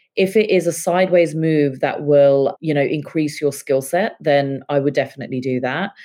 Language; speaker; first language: English; native; English